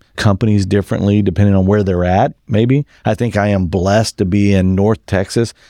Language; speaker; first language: English; native; English